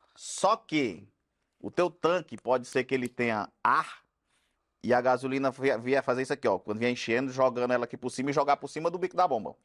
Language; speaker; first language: Portuguese; native; Portuguese